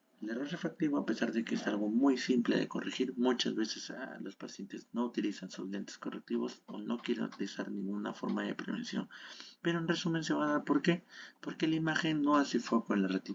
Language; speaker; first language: Spanish; native; Spanish